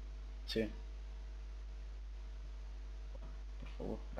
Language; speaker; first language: Spanish; native; Spanish